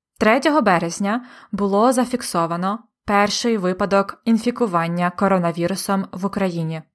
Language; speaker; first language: Ukrainian; native; Ukrainian